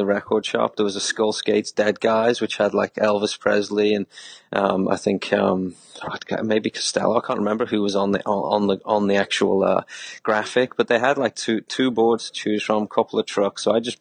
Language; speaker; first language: English; native; English